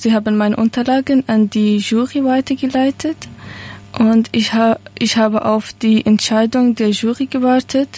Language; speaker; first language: German; non-native, learner; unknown